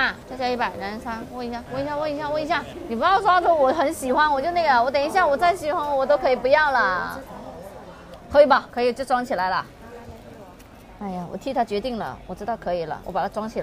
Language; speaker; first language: Chinese; native; Chinese